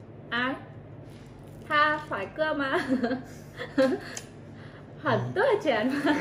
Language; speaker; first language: Chinese; non-native, learner; Vietnamese